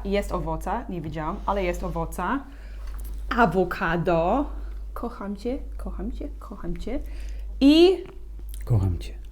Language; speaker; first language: Polish; non-native, learner; English